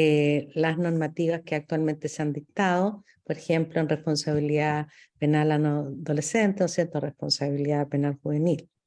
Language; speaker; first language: Spanish; native; Spanish